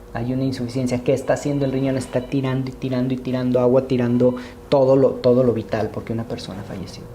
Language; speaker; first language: Spanish; native; Spanish